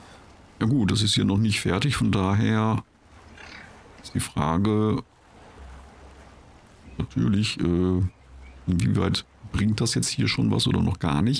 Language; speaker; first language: German; native; German